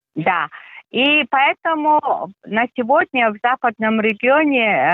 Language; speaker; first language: Russian; non-native, fluent; Mongolian